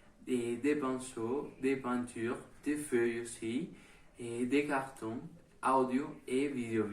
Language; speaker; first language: French; non-native, learner; Spanish